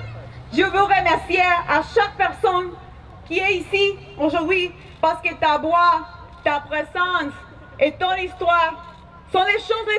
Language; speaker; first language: French; non-native, fluent; Spanish